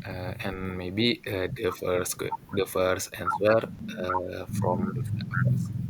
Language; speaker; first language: English; non-native, learner; Indonesian